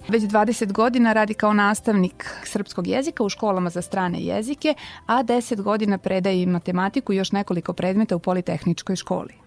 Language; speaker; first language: Serbian; native; Serbian